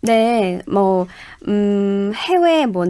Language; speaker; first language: Korean; non-native, fluent; Chinese